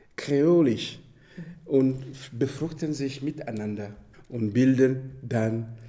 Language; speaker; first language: German; non-native, fluent; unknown